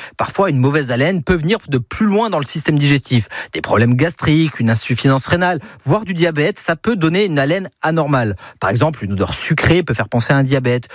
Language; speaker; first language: French; native; French